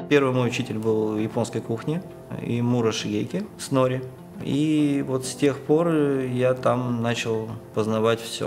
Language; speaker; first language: Russian; native; Russian